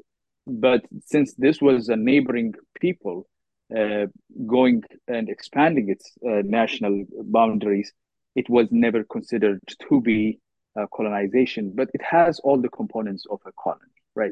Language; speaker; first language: English; non-native, fluent; Oromo